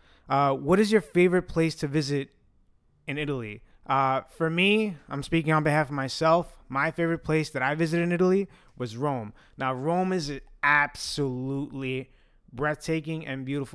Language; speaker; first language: English; early bilingual, other home language; Italian